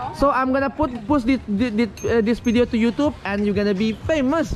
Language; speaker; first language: English; non-native, learner; Indonesian